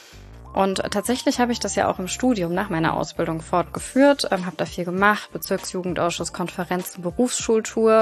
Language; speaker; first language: German; native; German